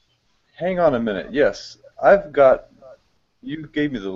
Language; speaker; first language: English; native; English